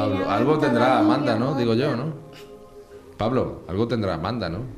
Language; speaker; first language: Spanish; native; Spanish